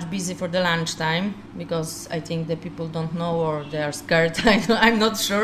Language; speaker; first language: English; non-native, learner; Polish